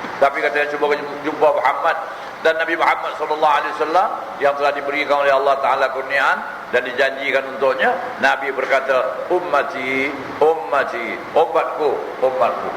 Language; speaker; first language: Malay; native; Malay